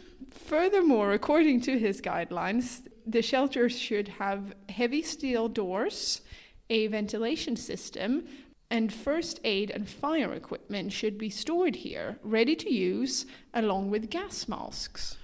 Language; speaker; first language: English; non-native, fluent; Swedish